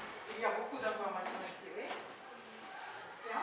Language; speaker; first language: French; non-native, fluent; Ukrainian